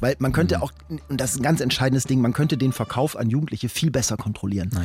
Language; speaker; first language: German; native; German